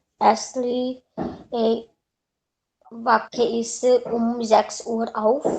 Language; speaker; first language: German; non-native, learner; Hindi